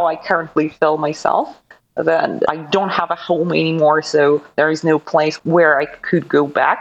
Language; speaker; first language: English; non-native, fluent; Russian